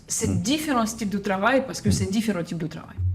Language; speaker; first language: French; non-native, learner; Ukrainian